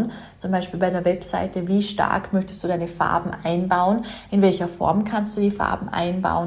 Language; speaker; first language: German; native; German